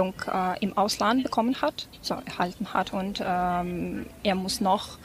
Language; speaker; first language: German; non-native, fluent; Ukrainian